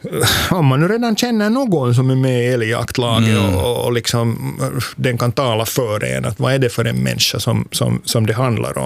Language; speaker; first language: Swedish; native; Swedish